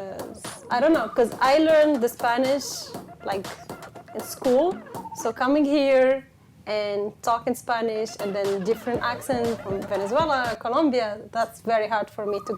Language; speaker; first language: English; non-native, fluent; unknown